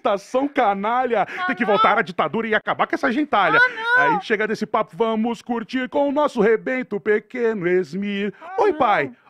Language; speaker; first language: Portuguese; native; Portuguese